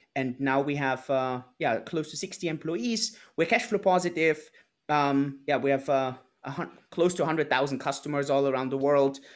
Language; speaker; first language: English; non-native, fluent; German